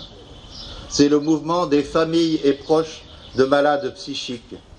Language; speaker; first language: French; native; French